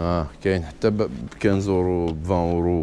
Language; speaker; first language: Arabic; native; Arabic